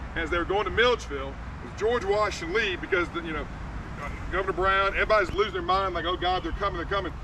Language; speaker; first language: English; native; English